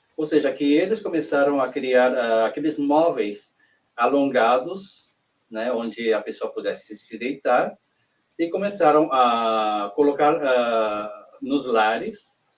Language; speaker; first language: Portuguese; early bilingual, other home language; Korean